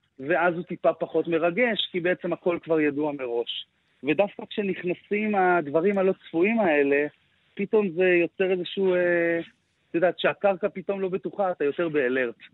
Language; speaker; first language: Hebrew; native; Hebrew